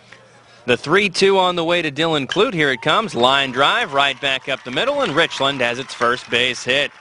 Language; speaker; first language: English; native; English